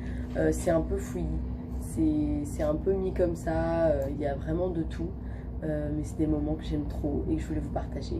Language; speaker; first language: French; native; French